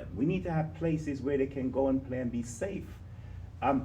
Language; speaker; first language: English; native; English